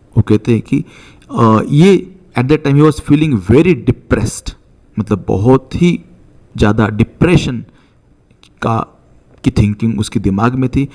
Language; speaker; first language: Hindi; non-native, local second language; Marathi